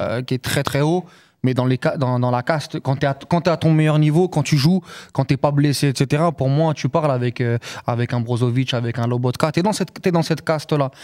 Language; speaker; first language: French; native; French